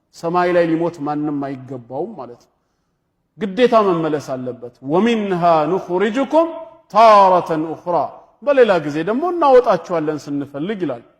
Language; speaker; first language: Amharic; non-native, local second language; Oromo